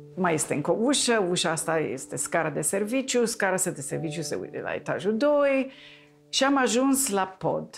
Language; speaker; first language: Romanian; native; Romanian